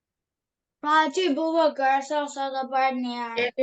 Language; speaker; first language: Lithuanian; early bilingual, heritage; Lithuanian